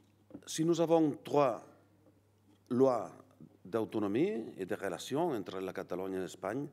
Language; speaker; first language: French; non-native, learner; Catalan